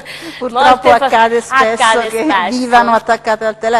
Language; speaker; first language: Italian; native; Italian